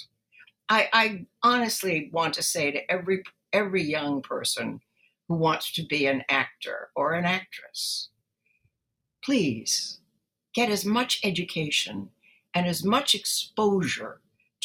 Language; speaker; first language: English; native; English